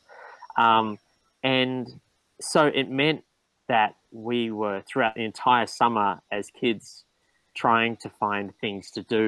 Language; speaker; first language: English; native; English